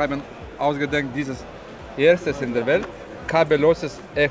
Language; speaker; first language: German; non-native, fluent; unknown